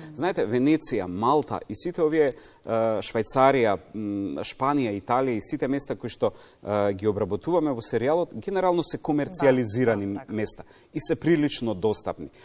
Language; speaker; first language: Macedonian; native; Macedonian